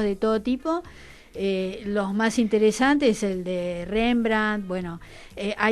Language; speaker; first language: Spanish; native; Spanish